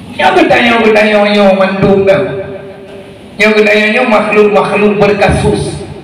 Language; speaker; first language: Malay; non-native, local second language; Achinese